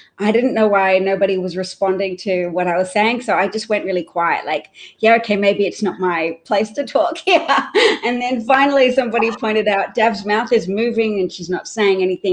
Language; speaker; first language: English; native; English